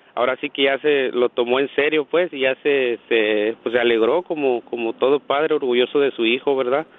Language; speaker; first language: Spanish; native; Spanish